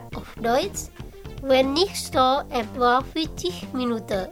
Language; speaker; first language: German; non-native, learner; Indonesian